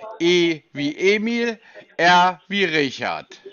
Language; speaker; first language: German; native; German